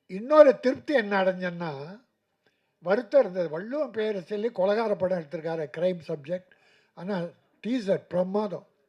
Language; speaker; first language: Tamil; native; Tamil